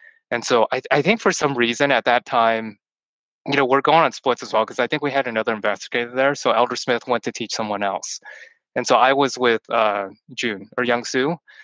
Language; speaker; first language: English; early bilingual, other home language; Chinese